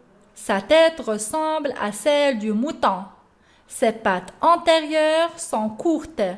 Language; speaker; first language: French; non-native, local second language; Arabic